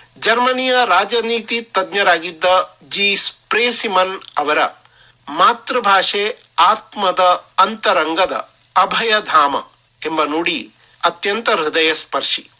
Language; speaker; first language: Kannada; non-native, local second language; Marathi